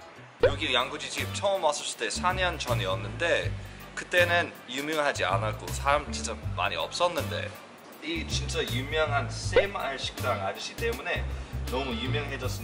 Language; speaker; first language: Korean; non-native, fluent; English